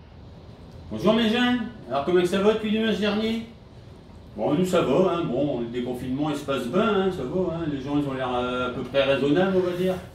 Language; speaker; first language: French; native; French